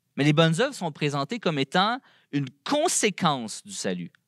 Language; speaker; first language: French; native; French